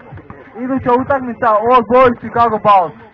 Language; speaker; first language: Bosnian; native; Bosnian